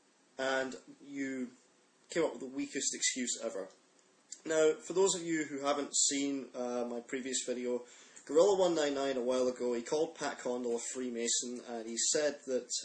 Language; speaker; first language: English; native; English